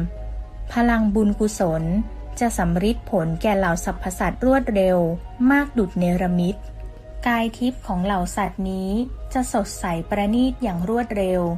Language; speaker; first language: Thai; native; Thai